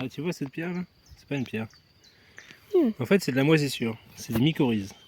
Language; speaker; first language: French; native; French